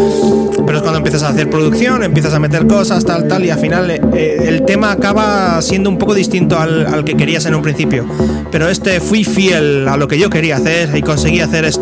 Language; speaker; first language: Spanish; native; Spanish